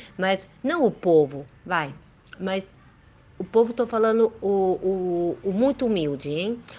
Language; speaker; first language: Portuguese; early bilingual, heritage; Portuguese